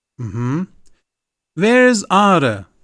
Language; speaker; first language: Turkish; non-native, fluent; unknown